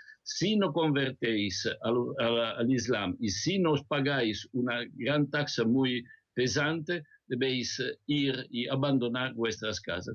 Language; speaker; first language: Spanish; non-native, fluent; Italian